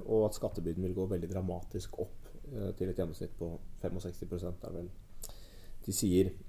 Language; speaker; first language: Norwegian; native; Norwegian